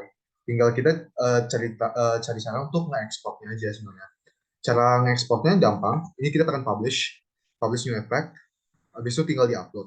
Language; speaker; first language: Indonesian; native; Indonesian